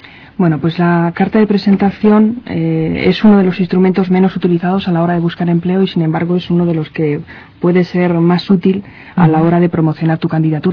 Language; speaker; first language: Spanish; native; Spanish